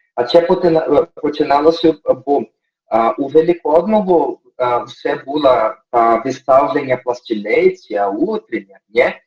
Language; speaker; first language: Ukrainian; early bilingual, heritage; Portuguese